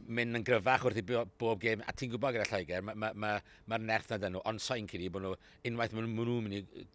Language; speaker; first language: Welsh; native; Welsh